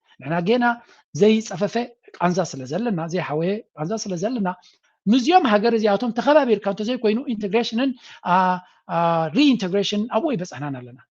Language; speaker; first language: Tigrinya; native; Tigrinya